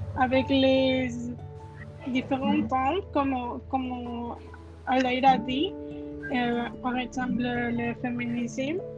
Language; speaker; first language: French; non-native, learner; Spanish